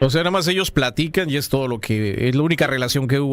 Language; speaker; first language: Spanish; native; Spanish